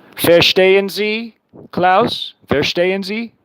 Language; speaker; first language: German; non-native, learner; English